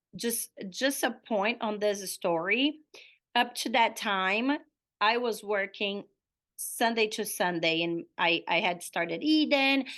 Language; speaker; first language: English; non-native, fluent; Portuguese